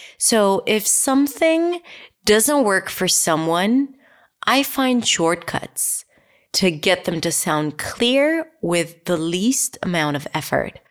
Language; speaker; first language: English; non-native, fluent; Hebrew